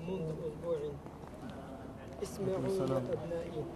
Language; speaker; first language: Arabic; non-native, learner; French